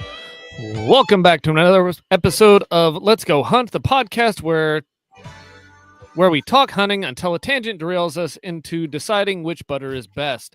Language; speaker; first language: English; native; English